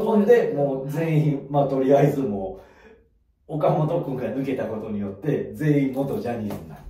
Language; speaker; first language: Japanese; native; Japanese